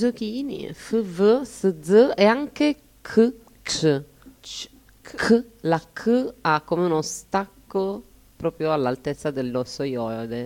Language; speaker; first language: Italian; native; Italian